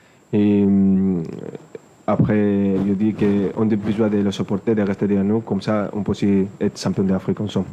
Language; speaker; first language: French; non-native, fluent; Spanish